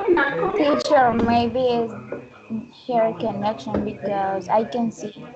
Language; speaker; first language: English; non-native, learner; Spanish